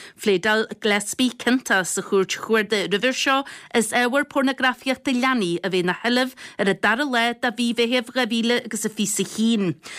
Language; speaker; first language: Irish; native; Irish